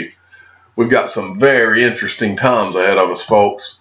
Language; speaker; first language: English; native; English